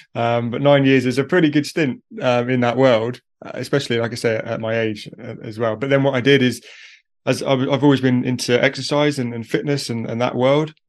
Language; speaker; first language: English; native; English